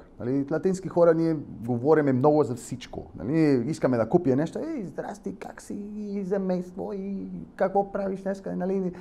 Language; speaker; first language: Bulgarian; non-native, learner; Spanish